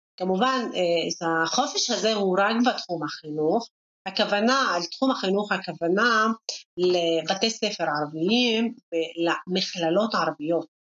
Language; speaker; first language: Hebrew; non-native, local second language; Arabic